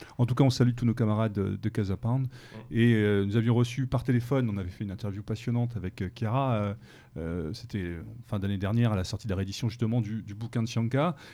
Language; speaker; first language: French; native; French